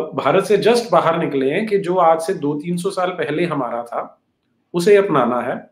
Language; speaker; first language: Hindi; native; Hindi